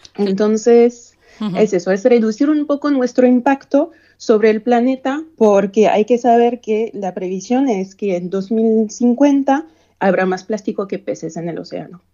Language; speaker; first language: Spanish; non-native, fluent; French